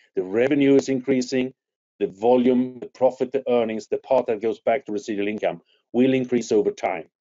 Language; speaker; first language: English; non-native, fluent; Swedish